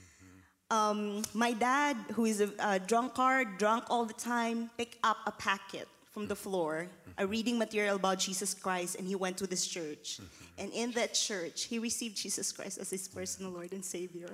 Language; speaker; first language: English; non-native, local second language; Filipino